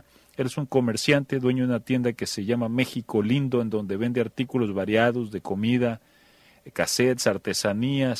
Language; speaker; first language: Spanish; native; Spanish